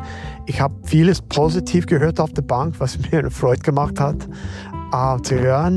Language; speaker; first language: German; non-native, fluent; English